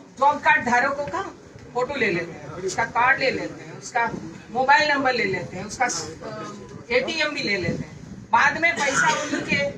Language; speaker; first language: Hindi; non-native, local second language; Gujarati